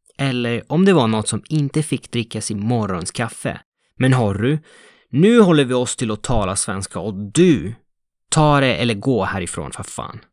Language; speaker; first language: Swedish; non-native, fluent; Italian